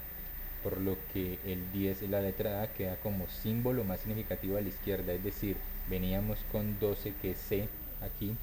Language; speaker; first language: Spanish; native; Spanish